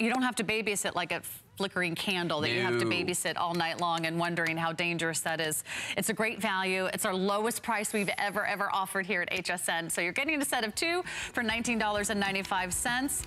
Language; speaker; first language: English; native; English